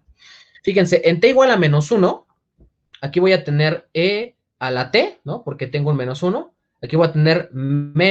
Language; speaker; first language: Spanish; native; Spanish